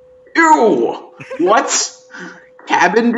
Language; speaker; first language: English; native; English